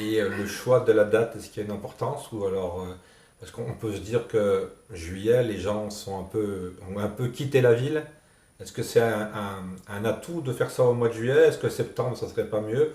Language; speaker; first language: French; native; French